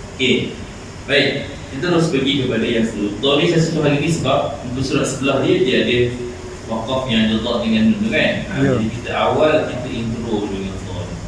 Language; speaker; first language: Malay; native; Malay